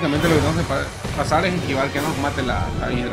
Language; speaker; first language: Spanish; native; Spanish